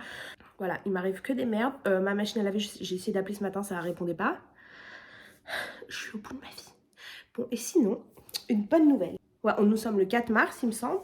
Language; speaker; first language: French; native; French